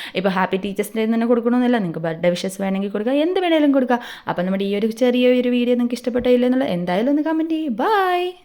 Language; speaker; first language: Malayalam; native; Malayalam